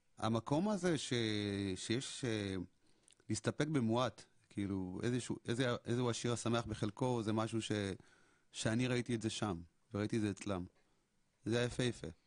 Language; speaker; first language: Hebrew; early bilingual, other home language; Amharic